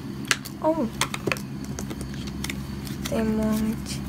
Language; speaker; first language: Portuguese; early bilingual, heritage; Portuguese